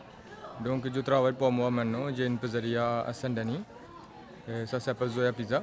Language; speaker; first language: French; non-native, learner; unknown